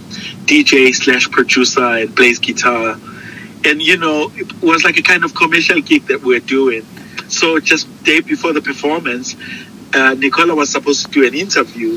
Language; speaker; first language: English; non-native, local second language; Zulu